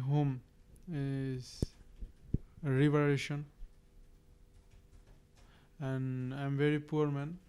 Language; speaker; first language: English; non-native, learner; Bangla